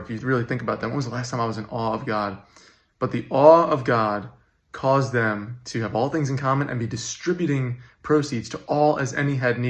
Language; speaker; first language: English; native; English